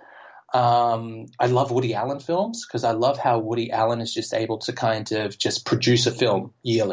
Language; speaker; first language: English; native; English